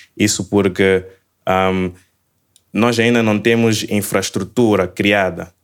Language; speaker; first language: Portuguese; native; Portuguese